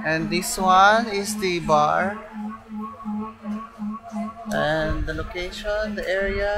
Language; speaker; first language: English; non-native, local second language; Filipino